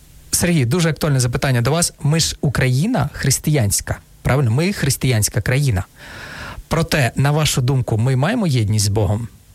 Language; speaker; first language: Ukrainian; non-native, fluent; Russian